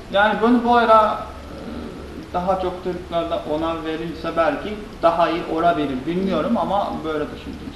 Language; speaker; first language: Turkish; non-native, fluent; Japanese